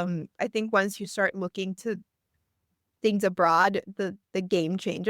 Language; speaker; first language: English; native; English